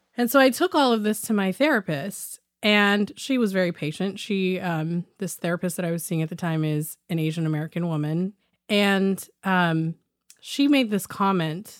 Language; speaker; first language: English; native; English